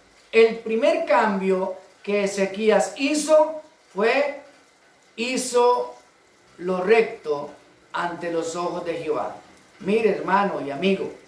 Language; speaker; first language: Spanish; native; Spanish